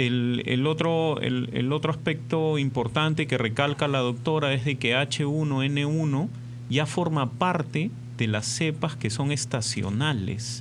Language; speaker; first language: Spanish; native; Spanish